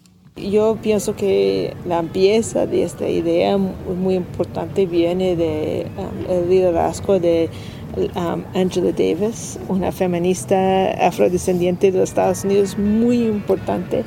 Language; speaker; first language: Spanish; non-native, learner; English